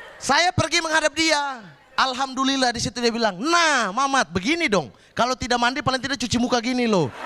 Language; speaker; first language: Indonesian; native; Indonesian